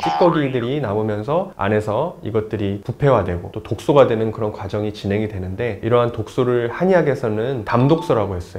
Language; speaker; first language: Korean; native; Korean